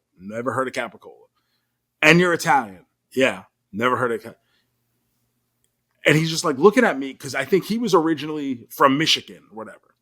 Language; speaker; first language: English; native; English